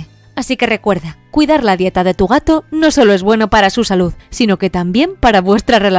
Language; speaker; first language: Spanish; native; Spanish